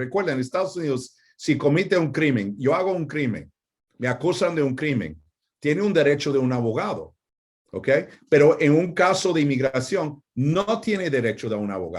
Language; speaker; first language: Spanish; non-native, fluent; English